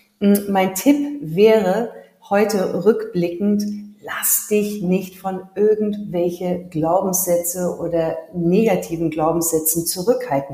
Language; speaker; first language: German; early bilingual, heritage; German